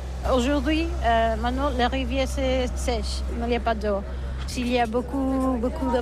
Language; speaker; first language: French; non-native, learner; Catalan